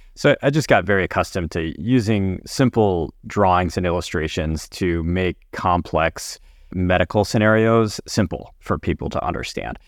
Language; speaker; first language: English; native; English